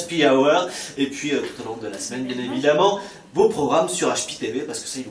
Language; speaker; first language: French; native; French